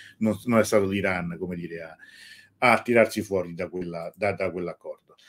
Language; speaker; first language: Italian; native; Italian